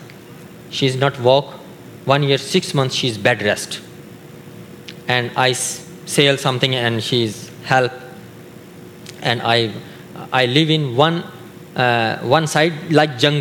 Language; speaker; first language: English; non-native, learner; Urdu